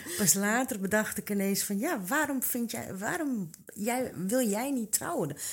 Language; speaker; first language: Dutch; early bilingual, other home language; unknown